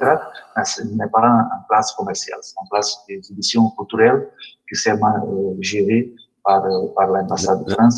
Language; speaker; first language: French; non-native, learner; Portuguese